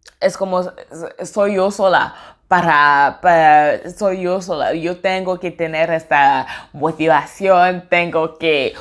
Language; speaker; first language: Spanish; non-native, fluent; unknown